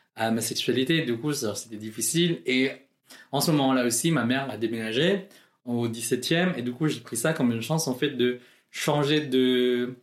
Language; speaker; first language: French; non-native, fluent; Filipino